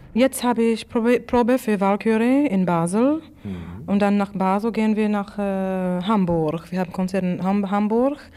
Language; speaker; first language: German; non-native, fluent; English